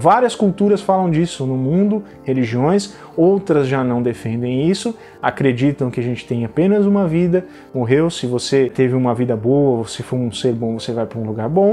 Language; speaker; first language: Portuguese; native; Portuguese